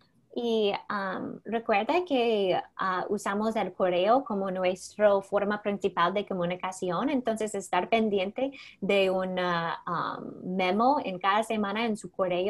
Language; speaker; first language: Spanish; non-native, fluent; English